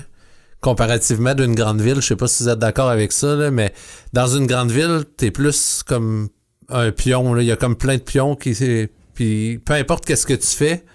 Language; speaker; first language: French; native; French